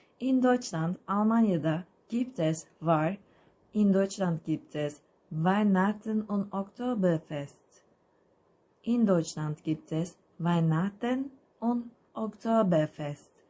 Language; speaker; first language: German; non-native, fluent; Turkish